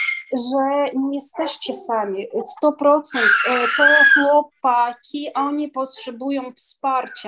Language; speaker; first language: Polish; non-native, learner; Ukrainian